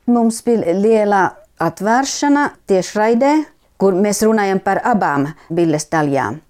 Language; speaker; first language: Latvian; non-native, fluent; Finnish